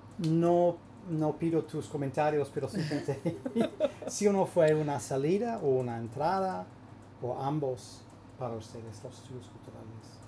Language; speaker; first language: Spanish; non-native, fluent; English